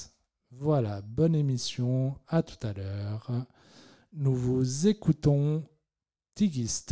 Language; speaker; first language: French; native; French